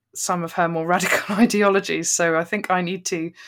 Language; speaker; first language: English; native; English